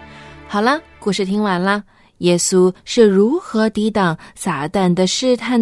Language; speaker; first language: Chinese; native; Chinese